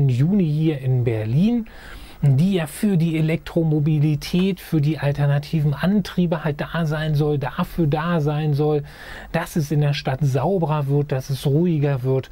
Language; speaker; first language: German; native; German